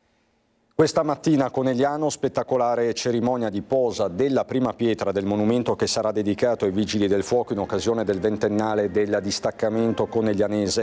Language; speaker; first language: Italian; native; Italian